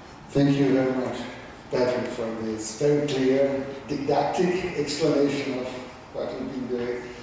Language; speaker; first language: English; non-native, fluent; Portuguese